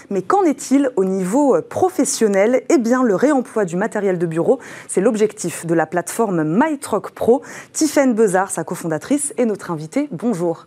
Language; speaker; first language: French; native; French